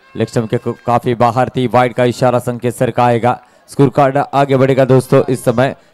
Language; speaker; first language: Hindi; non-native, local second language; Marathi